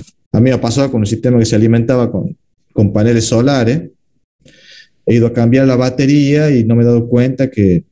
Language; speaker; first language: Spanish; native; Spanish